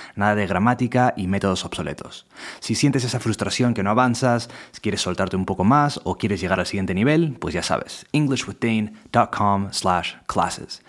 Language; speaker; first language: Spanish; non-native, fluent; English